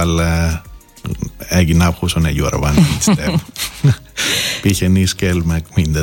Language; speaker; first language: Hungarian; non-native, fluent; Greek